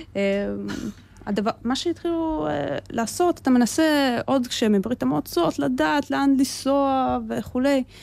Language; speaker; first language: Hebrew; early bilingual, other home language; Russian